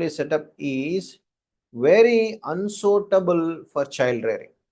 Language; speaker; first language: English; non-native, local second language; Telugu